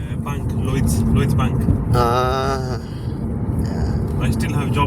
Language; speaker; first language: English; early bilingual, other home language; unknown